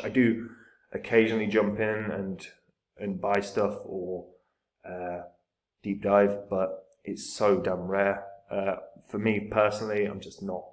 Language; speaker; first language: English; native; English